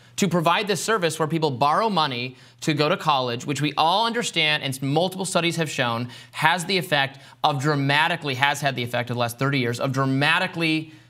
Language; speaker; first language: English; native; English